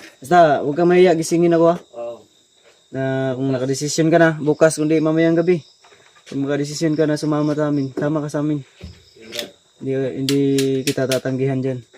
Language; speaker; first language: Filipino; non-native, local second language; Cebuano